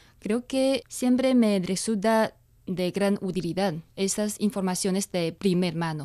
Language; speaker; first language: Spanish; non-native, fluent; Chinese